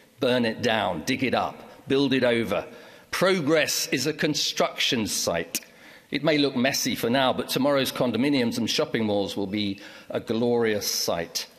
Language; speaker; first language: English; native; English